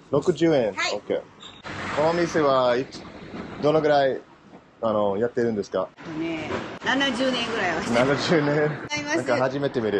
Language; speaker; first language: Japanese; non-native, learner; English